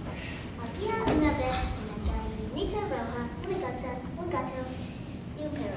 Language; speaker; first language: Spanish; non-native, learner; English